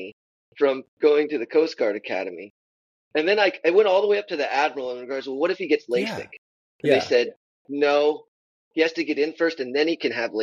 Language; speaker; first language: English; native; English